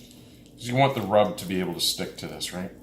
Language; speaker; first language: English; native; English